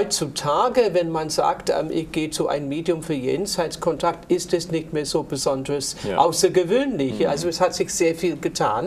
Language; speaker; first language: German; non-native, fluent; English